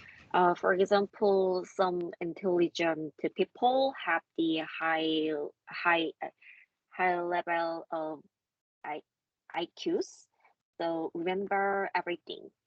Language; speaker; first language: English; non-native, learner; Korean